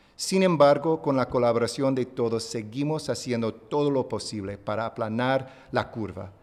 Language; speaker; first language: Spanish; non-native, fluent; English